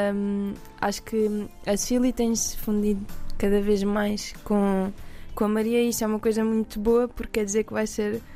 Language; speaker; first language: Portuguese; native; Portuguese